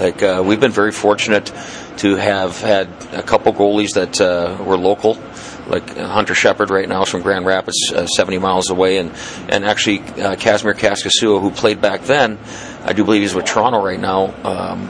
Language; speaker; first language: English; native; English